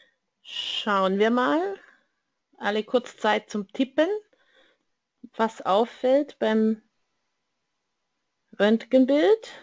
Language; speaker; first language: German; native; German